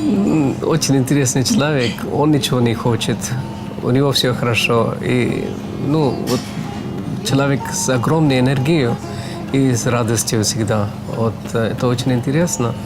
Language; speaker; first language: Russian; non-native, fluent; Tamil